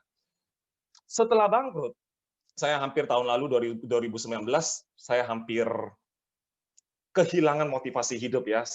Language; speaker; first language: Indonesian; native; Indonesian